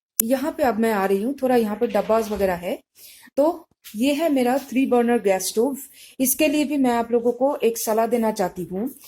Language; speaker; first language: Hindi; non-native, local second language; Bangla